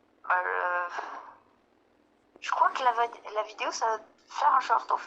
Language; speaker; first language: French; native; French